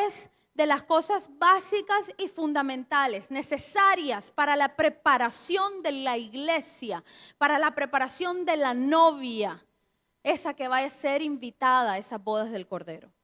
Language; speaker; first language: Spanish; native; Spanish